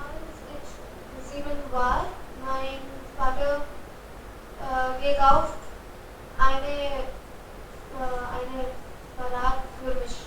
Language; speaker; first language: German; non-native, learner; Hindi